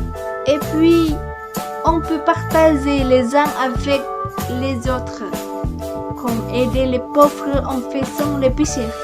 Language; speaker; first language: French; non-native, learner; Indonesian